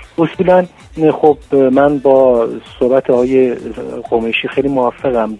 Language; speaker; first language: Persian; non-native, local second language; Central Kurdish